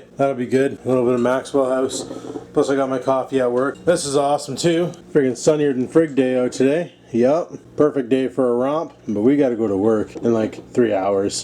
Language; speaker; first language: English; native; English